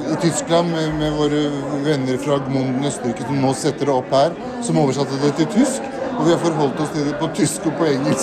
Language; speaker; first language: Norwegian; native; Norwegian